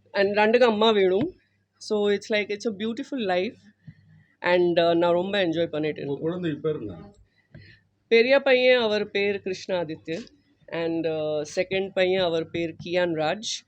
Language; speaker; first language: Tamil; non-native, learner; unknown